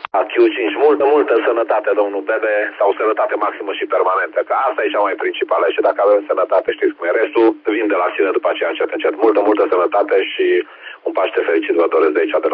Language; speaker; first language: Romanian; native; Romanian